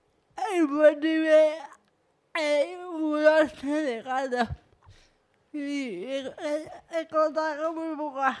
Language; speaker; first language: Spanish; non-native, learner; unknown